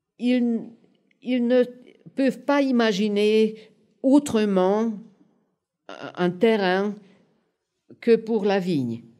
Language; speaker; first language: French; non-native, fluent; Hungarian